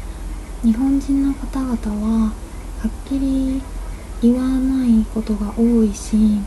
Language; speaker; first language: Japanese; non-native, fluent; Korean